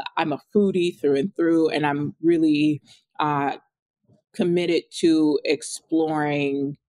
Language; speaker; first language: English; native; English